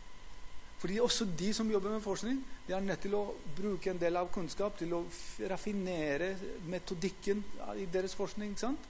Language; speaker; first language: Norwegian; non-native, fluent; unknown